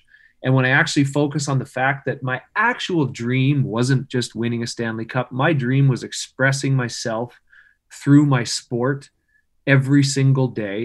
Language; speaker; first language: English; native; English